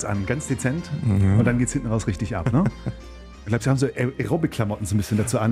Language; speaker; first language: German; native; German